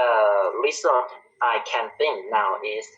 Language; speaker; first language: English; non-native, learner; Khmer